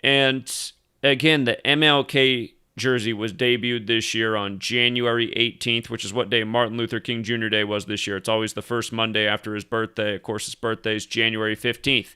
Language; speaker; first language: English; native; English